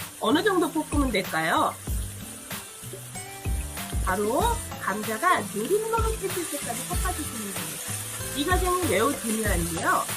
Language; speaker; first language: Korean; native; Korean